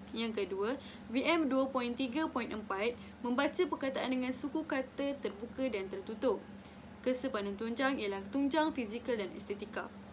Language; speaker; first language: Malay; native; Malay